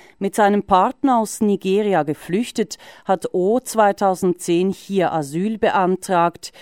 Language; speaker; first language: German; native; German